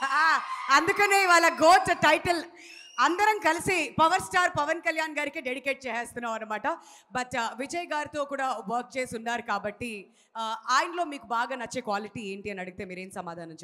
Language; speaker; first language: Telugu; native; Telugu